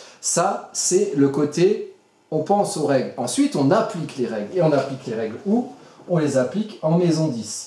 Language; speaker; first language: French; native; French